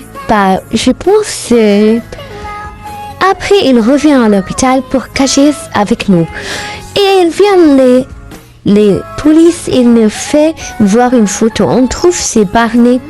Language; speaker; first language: French; non-native, learner; Arabic